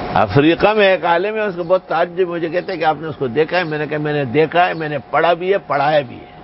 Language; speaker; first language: Urdu; non-native, local second language; Pashto